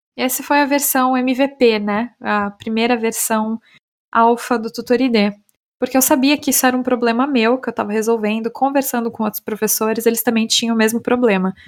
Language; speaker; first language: Portuguese; native; Portuguese